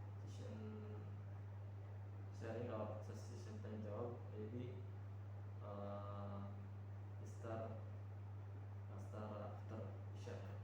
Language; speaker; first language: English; non-native, learner; Indonesian